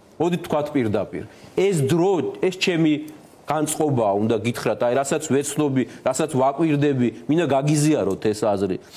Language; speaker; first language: Georgian; native; Georgian